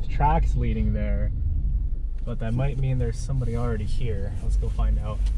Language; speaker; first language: English; native; English